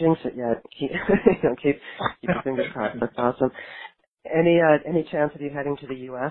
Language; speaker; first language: English; native; English